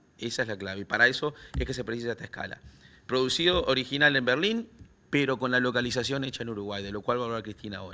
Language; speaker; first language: Spanish; native; Spanish